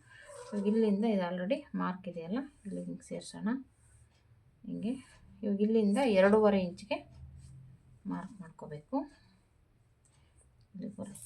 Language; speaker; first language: Kannada; native; Kannada